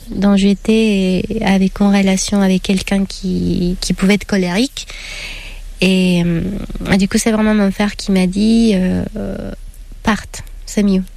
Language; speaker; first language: French; non-native, fluent; Spanish